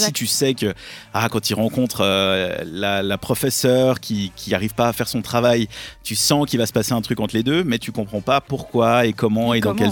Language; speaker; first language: French; native; French